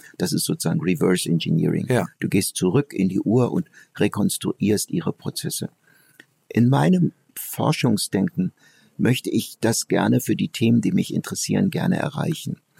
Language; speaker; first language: German; early bilingual, other home language; Turkish